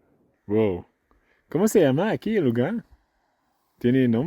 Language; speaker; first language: Spanish; non-native, learner; French